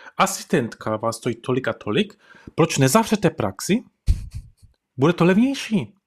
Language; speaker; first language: Czech; early bilingual, heritage; Czech